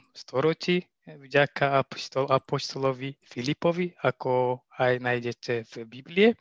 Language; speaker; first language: Slovak; non-native, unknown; Tigrinya